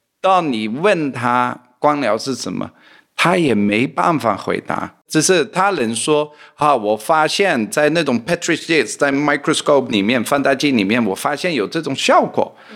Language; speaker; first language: Chinese; non-native, fluent; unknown